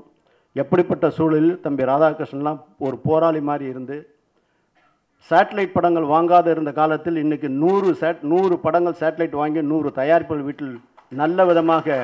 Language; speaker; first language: Tamil; native; Tamil